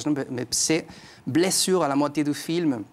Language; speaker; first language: French; non-native, fluent; Spanish